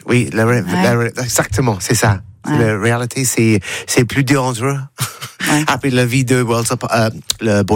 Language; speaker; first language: French; non-native, learner; English